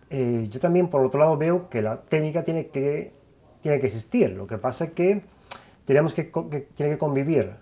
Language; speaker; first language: Spanish; native; Spanish